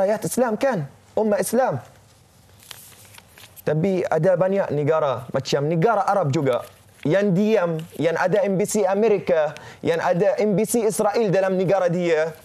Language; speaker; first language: Indonesian; non-native, fluent; Arabic